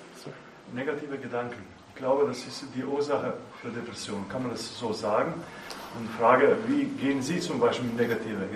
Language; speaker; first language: German; non-native, learner; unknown